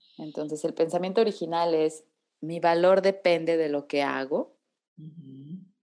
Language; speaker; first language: Spanish; native; Spanish